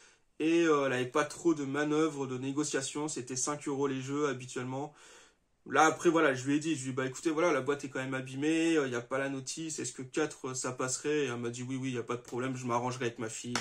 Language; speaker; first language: French; native; French